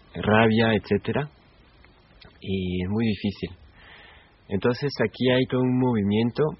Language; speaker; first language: Spanish; non-native, fluent; French